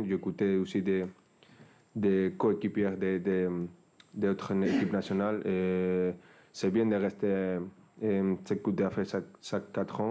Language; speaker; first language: French; non-native, fluent; Spanish